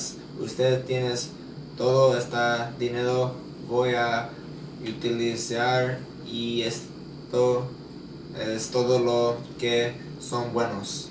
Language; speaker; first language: Spanish; non-native, learner; English